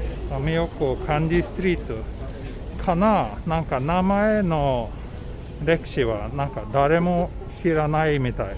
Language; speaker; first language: Japanese; non-native, learner; Swedish